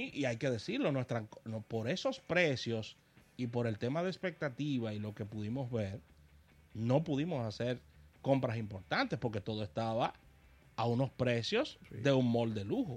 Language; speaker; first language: Spanish; native; Spanish